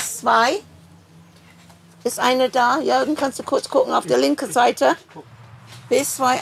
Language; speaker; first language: German; non-native, fluent; English